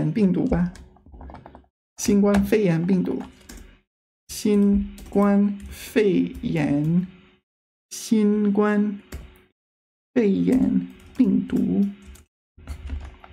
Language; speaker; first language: Chinese; non-native, fluent; English